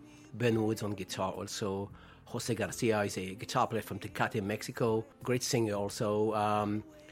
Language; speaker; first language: English; non-native, fluent; French